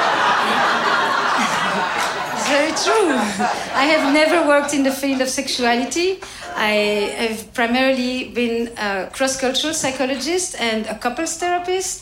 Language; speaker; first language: English; non-native, fluent; French